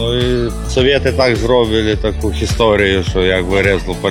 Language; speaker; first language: Polish; non-native, learner; Ukrainian